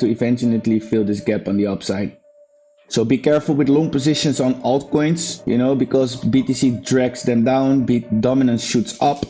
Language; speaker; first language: English; non-native, fluent; Dutch